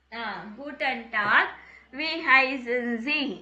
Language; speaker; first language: German; non-native, fluent; Tamil